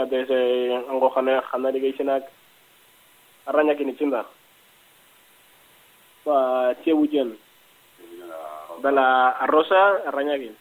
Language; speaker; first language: Basque; non-native, learner; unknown